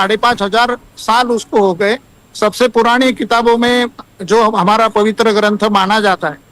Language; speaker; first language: Hindi; non-native, local second language; Marathi